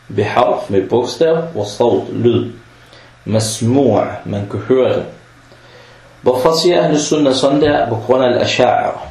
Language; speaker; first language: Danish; early bilingual, other home language; Arabic